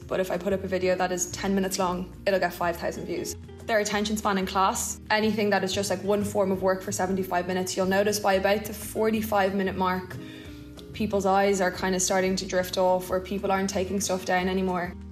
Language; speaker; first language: English; native; English